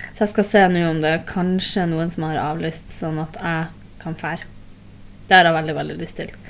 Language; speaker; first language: Norwegian; native; Norwegian